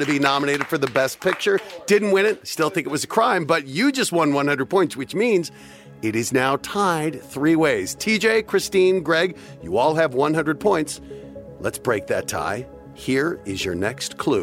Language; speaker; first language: English; native; English